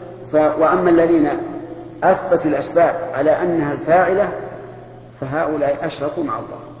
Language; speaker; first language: Arabic; native; Arabic